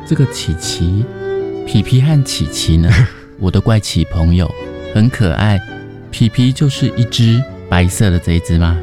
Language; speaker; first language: Chinese; native; Chinese